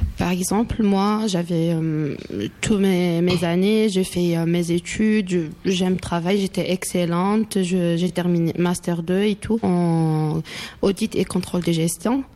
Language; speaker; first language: French; non-native, local second language; Arabic